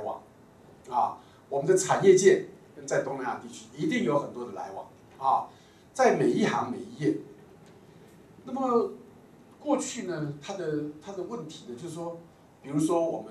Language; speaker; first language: Chinese; native; Chinese